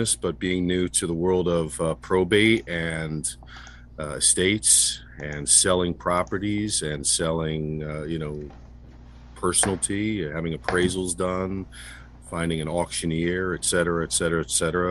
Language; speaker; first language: English; native; English